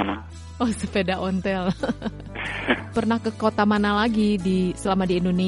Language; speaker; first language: Indonesian; native; Indonesian